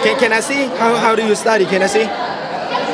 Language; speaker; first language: English; non-native, learner; Thai